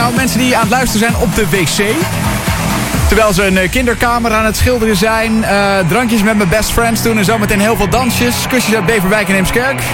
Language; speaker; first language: Dutch; native; Dutch